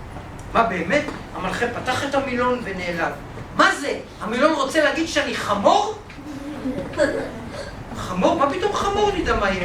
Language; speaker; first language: Hebrew; native; Hebrew